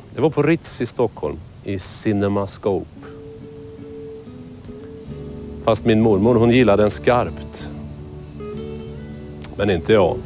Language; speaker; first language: Swedish; native; Swedish